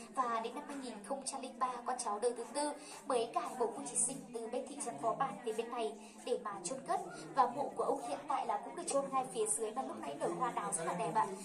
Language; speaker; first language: Vietnamese; non-native, local second language; Hmong